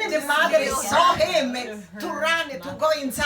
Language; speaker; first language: English; non-native, learner; Italian